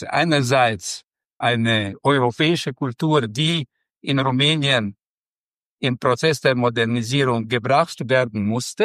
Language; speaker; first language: German; non-native, fluent; Romanian